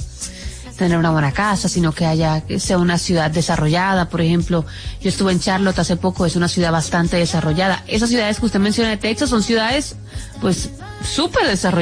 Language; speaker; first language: Spanish; native; Spanish